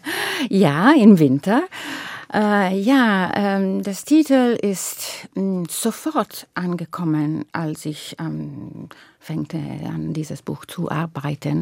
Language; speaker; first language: German; non-native, learner; Italian